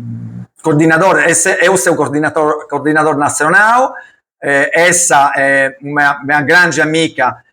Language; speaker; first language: Portuguese; non-native, learner; Italian